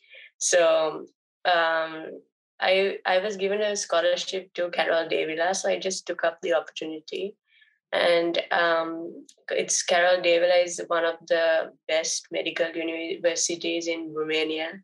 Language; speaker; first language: English; non-native, local second language; Sinhala